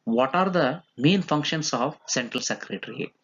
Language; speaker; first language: English; non-native, local second language; Kannada